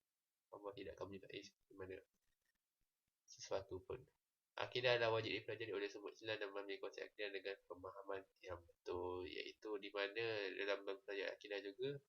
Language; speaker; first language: Malay; native; Malay